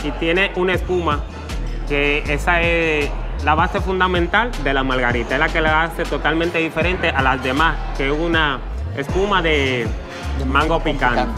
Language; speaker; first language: Spanish; native; Spanish